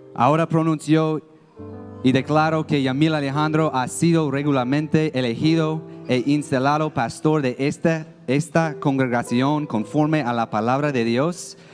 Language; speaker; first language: Spanish; non-native, fluent; English